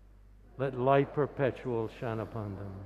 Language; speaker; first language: English; native; English